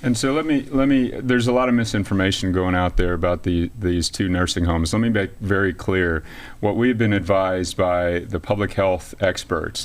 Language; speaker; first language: English; native; English